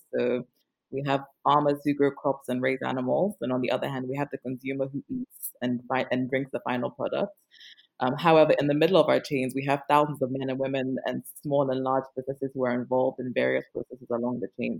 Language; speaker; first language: English; non-native, local second language; Akan